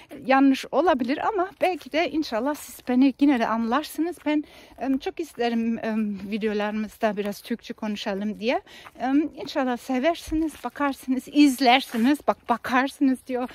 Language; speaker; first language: Turkish; non-native, fluent; German